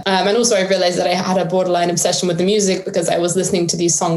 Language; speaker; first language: English; native; English